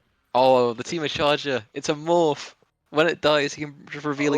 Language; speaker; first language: English; native; English